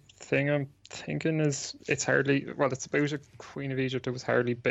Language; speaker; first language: English; native; English